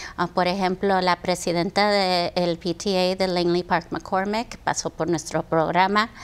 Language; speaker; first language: Spanish; early bilingual, heritage; Spanish